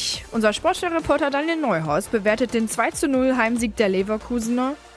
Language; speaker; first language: German; native; German